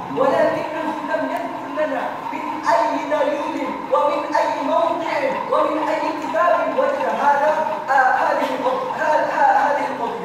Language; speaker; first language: Arabic; non-native, learner; Indonesian